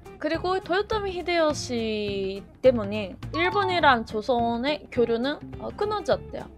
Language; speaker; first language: Korean; non-native, fluent; Japanese